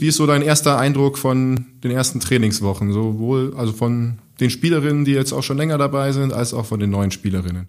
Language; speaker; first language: German; native; German